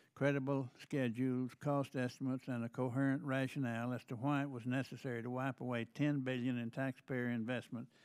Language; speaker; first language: English; native; English